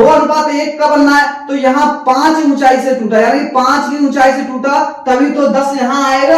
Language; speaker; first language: Hindi; native; Hindi